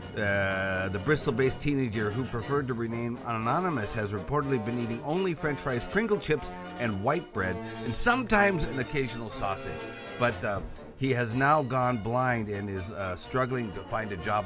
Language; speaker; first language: English; native; English